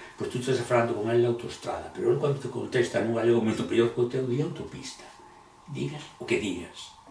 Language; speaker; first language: Galician; non-native, local second language; Spanish